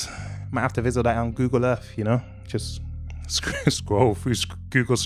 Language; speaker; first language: English; native; English